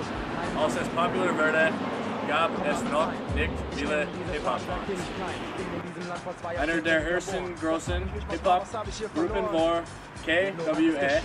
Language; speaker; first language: German; non-native, learner; English